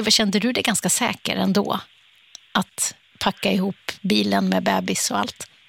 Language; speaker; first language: Swedish; native; Swedish